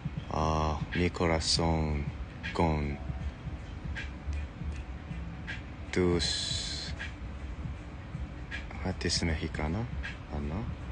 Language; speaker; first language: Spanish; non-native, learner; Korean